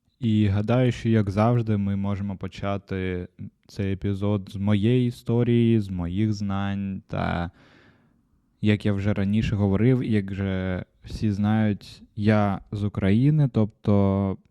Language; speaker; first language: Ukrainian; non-native, local second language; Russian